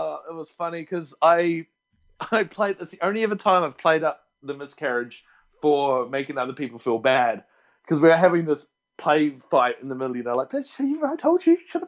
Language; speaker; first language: English; native; English